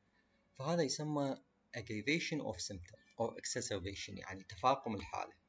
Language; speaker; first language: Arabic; native; Arabic